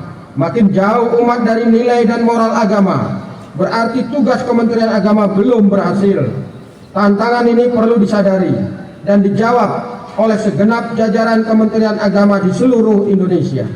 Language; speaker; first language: Indonesian; native; Indonesian